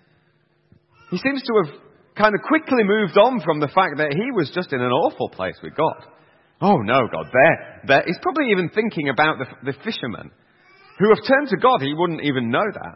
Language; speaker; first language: English; native; English